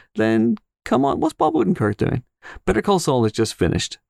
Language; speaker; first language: English; native; English